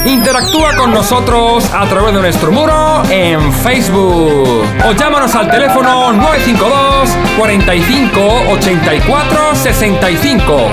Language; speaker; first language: Spanish; native; Spanish